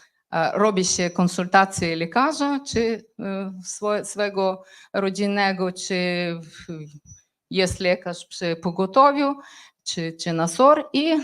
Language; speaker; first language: Polish; non-native, fluent; Ukrainian